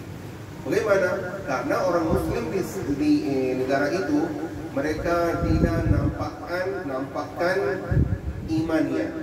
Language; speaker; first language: Indonesian; non-native, fluent; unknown